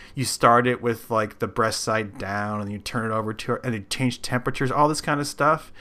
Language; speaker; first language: English; native; English